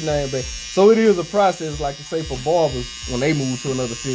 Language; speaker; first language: English; native; English